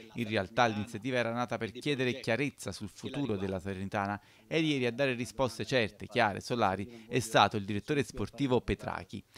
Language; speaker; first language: Italian; native; Italian